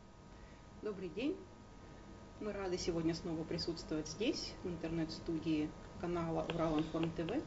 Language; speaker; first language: Russian; native; Russian